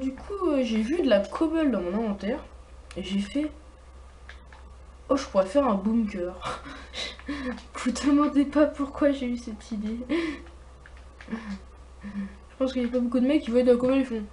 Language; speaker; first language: French; native; French